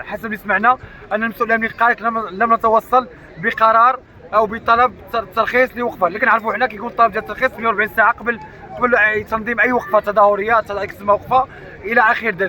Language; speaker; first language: Arabic; native; Arabic